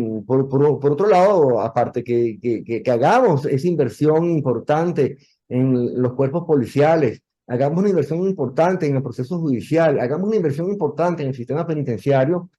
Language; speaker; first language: Spanish; native; Spanish